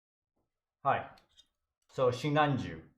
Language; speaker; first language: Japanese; non-native, learner; English